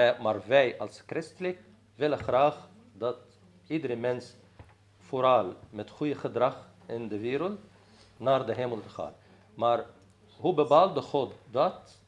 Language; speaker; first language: Dutch; non-native, fluent; Arabic